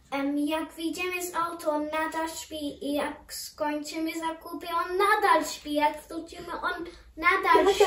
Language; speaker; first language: Polish; early bilingual, heritage; Polish